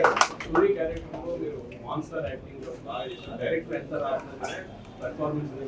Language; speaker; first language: Telugu; native; Telugu